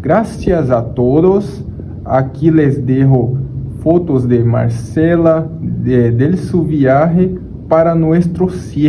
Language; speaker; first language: Spanish; non-native, learner; Portuguese